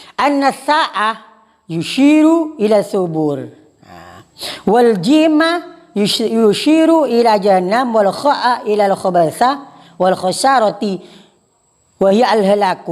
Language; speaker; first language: Arabic; non-native, fluent; Indonesian